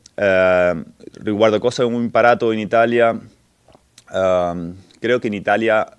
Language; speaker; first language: Italian; non-native, fluent; Spanish